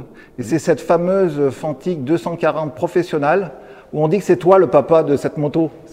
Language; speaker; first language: French; native; French